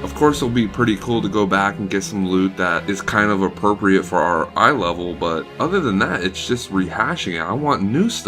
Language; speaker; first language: English; native; English